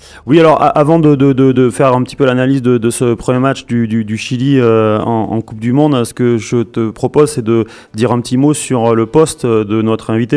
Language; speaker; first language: French; native; French